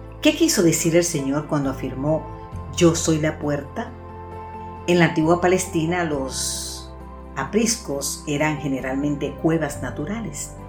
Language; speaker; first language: Spanish; native; Spanish